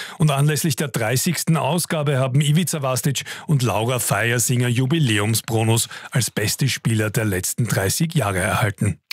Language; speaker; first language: German; native; German